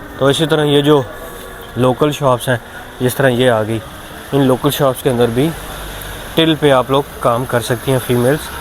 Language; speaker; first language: Urdu; non-native, local second language; Punjabi